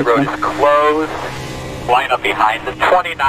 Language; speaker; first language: English; native; English